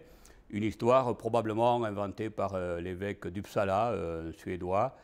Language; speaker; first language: French; native; French